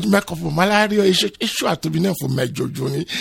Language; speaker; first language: Hungarian; non-native, fluent; Yoruba